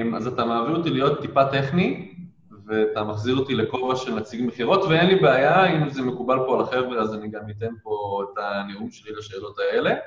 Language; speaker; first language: Hebrew; native; Hebrew